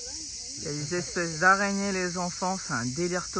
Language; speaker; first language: French; native; French